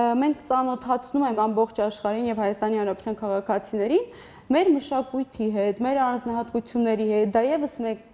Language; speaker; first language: Armenian; non-native, local second language; Assyrian Neo-Aramaic